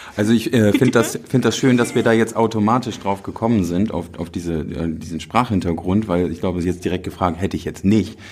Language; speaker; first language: German; native; German